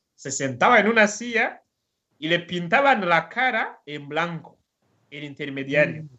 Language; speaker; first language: Spanish; non-native, fluent; Rundi